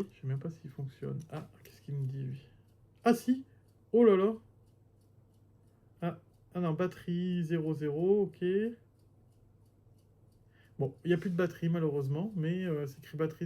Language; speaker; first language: French; native; French